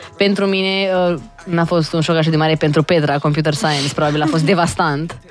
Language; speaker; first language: Romanian; native; Romanian